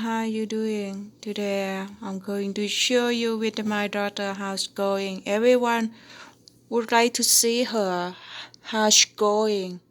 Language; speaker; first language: English; non-native, learner; Thai